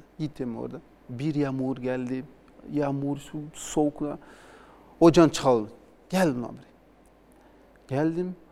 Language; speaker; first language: Turkish; non-native, learner; Portuguese